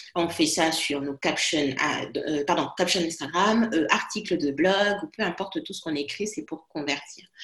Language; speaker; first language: French; non-native, local second language; Lingala